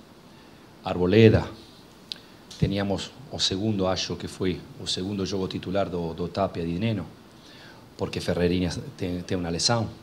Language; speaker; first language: Portuguese; non-native, fluent; Spanish